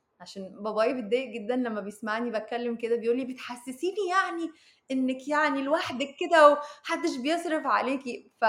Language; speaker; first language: Arabic; early bilingual, heritage; Arabic